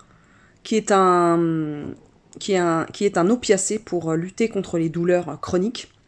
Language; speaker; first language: French; native; French